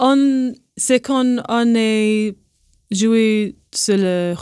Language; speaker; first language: French; non-native, learner; English